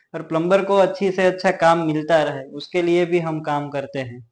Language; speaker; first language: Hindi; non-native, local second language; Gujarati